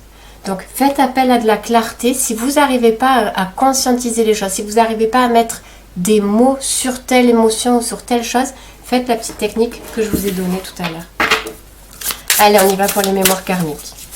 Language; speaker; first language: French; native; French